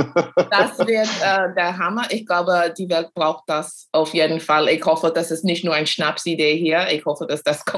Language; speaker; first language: German; non-native, fluent; English